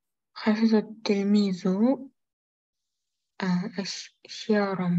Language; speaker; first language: Arabic; non-native, learner; Uzbek